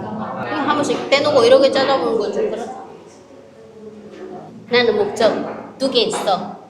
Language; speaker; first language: Korean; non-native, learner; Vietnamese